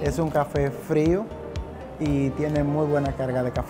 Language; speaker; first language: Spanish; native; Spanish